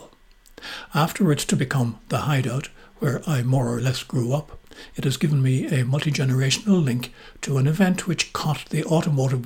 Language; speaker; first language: English; native; English